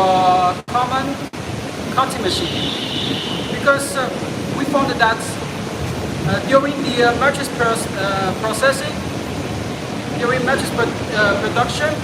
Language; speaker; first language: English; non-native, learner; Chinese